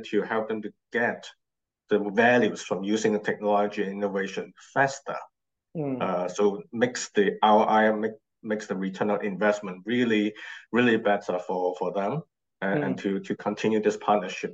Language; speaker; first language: English; non-native, local second language; Cantonese